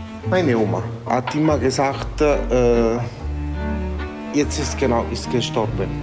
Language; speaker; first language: German; non-native, learner; Italian